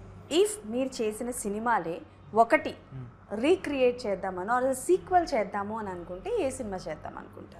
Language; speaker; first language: Telugu; native; Telugu